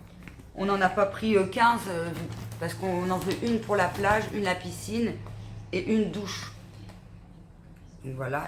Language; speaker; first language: French; native; French